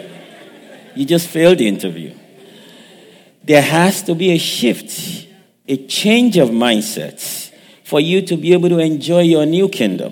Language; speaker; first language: English; non-native, local second language; Yoruba